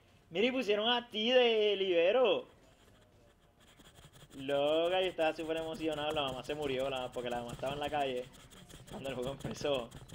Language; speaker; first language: Spanish; native; Spanish